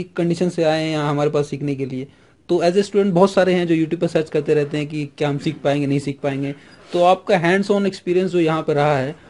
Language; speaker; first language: Hindi; native; Hindi